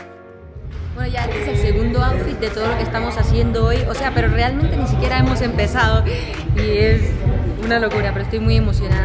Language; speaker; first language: Spanish; early bilingual, other home language; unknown